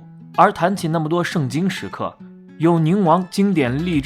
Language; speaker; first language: Chinese; native; Chinese